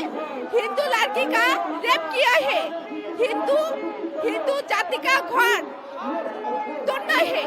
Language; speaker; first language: Hindi; non-native, learner; Bangla